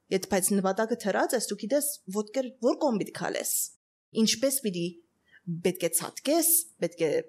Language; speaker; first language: Armenian; early bilingual, heritage; Armenian